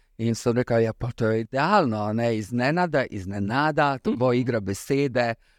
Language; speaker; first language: Slovenian; early bilingual, other home language; Serbian